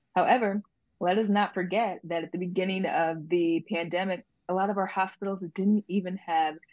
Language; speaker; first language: English; native; English